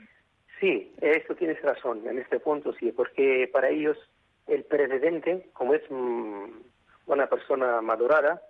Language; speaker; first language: Spanish; non-native, fluent; Arabic